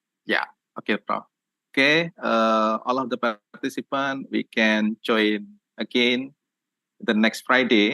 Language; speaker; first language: English; non-native, learner; Indonesian